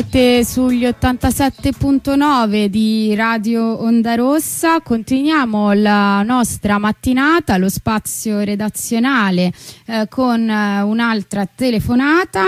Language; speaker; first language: Italian; native; Italian